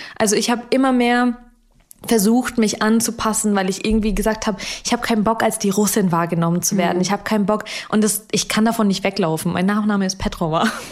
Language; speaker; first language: German; early bilingual, other home language; Russian